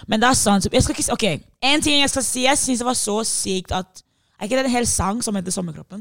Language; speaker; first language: Norwegian; non-native, fluent; English